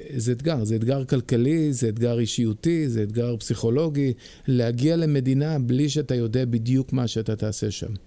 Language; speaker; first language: Hebrew; early bilingual, heritage; Hebrew